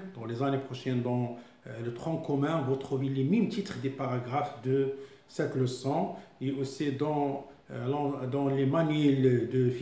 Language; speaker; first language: French; non-native, local second language; Arabic